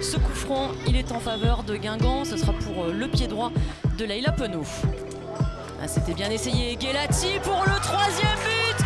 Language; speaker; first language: French; native; French